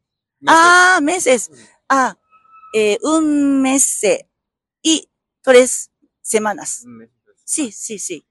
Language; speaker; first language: Spanish; non-native, learner; Japanese